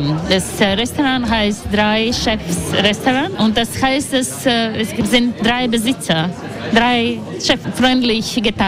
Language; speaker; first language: German; non-native, learner; Latvian